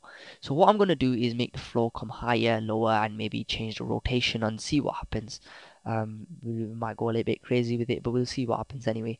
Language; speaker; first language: English; native; English